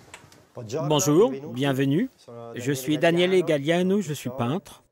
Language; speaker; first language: French; non-native, fluent; Italian